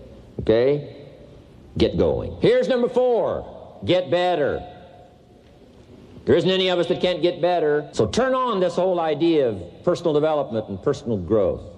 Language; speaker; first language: English; native; English